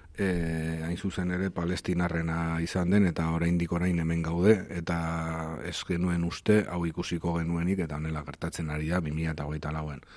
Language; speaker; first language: Basque; native; Basque